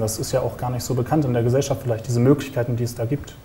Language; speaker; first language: German; native; German